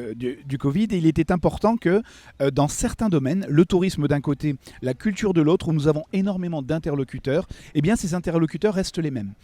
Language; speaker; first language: French; native; French